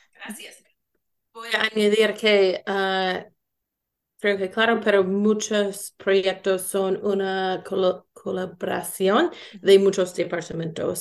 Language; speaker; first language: Spanish; non-native, learner; English